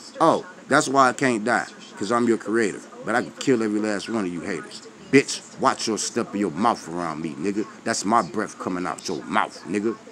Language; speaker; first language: English; native; English